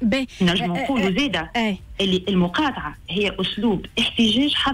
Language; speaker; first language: Arabic; native; Arabic